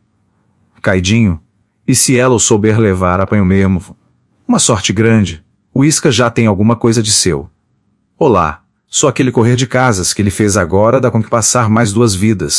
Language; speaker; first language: Portuguese; native; Portuguese